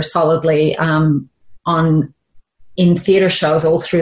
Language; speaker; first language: English; native; English